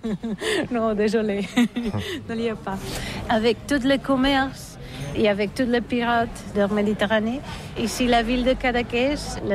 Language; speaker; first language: French; non-native, learner; Catalan